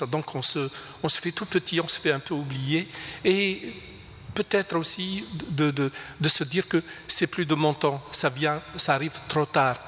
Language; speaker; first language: French; non-native, local second language; Arabic